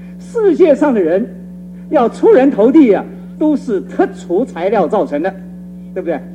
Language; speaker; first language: Chinese; non-native, local second language; Cantonese